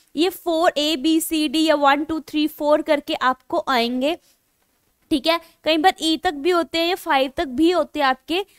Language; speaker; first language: Hindi; non-native, local second language; Punjabi